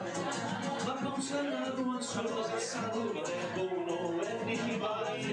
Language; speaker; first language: Welsh; native; Welsh